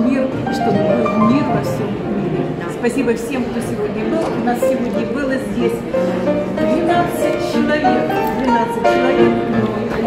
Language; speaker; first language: Russian; native; Russian